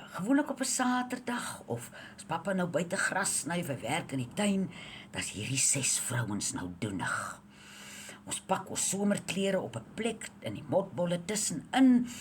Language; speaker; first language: Afrikaans; native; Afrikaans